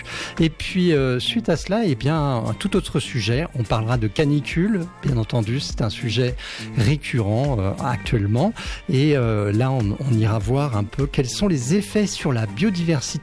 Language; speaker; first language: French; native; French